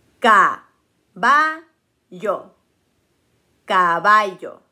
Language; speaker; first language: Spanish; early bilingual, heritage; Spanish